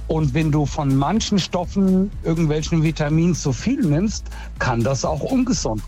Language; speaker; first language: German; native; German